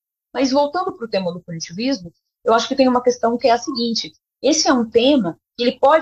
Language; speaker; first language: Portuguese; native; Portuguese